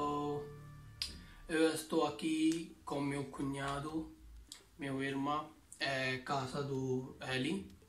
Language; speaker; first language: Portuguese; non-native, learner; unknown